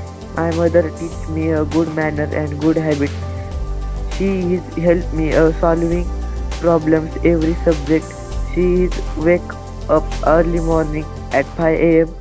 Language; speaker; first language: English; non-native, learner; Marathi